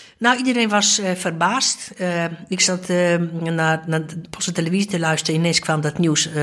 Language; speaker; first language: Dutch; non-native, fluent; Polish